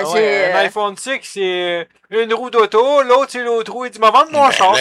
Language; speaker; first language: French; native; French